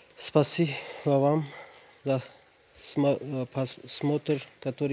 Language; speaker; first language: Russian; non-native, learner; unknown